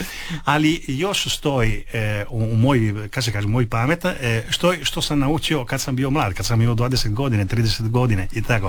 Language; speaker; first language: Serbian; early bilingual, heritage; Italian